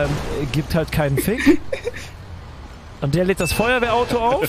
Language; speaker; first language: German; native; German